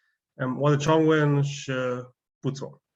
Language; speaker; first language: Chinese; non-native, learner; German